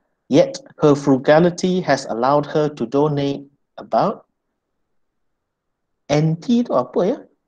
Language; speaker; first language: English; non-native, local second language; Malay